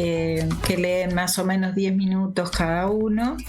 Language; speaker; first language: Spanish; native; Spanish